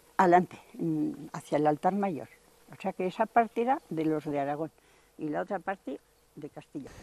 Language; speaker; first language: Spanish; native; Spanish